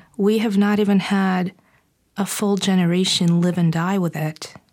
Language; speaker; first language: English; non-native, fluent; Bulgarian